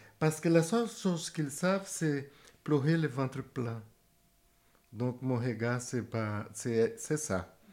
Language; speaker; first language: French; non-native, fluent; Portuguese